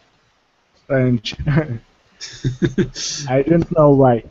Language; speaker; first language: English; non-native, fluent; Russian